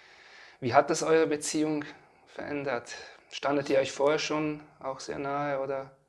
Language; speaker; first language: German; native; German